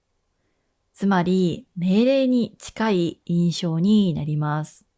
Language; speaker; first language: Japanese; native; Japanese